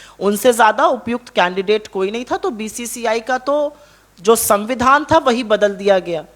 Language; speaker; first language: Hindi; native; Hindi